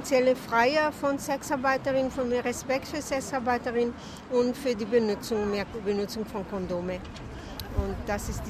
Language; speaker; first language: German; non-native, fluent; Portuguese